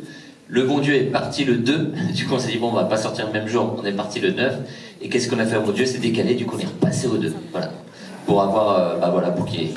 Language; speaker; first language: French; native; French